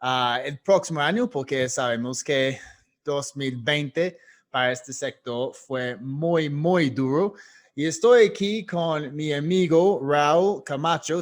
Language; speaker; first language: Spanish; non-native, fluent; English